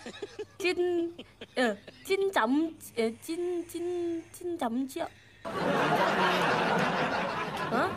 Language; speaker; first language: Vietnamese; non-native, learner; Indonesian